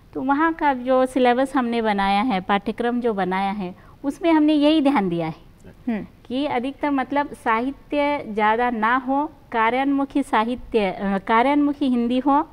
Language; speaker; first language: Hindi; non-native, local second language; Marathi